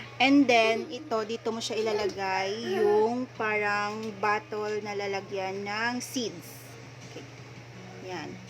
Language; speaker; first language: Filipino; non-native, local second language; Hiligaynon